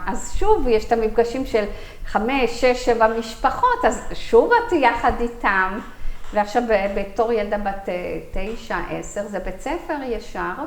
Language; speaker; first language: Hebrew; early bilingual, other home language; Arabic